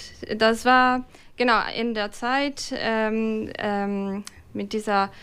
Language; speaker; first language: German; non-native, fluent; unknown